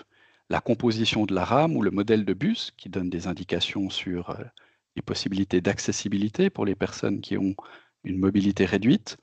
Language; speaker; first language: French; native; French